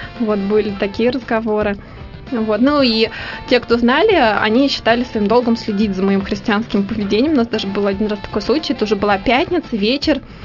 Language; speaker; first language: Russian; native; Russian